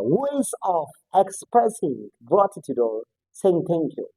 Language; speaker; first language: English; non-native, local second language; Amharic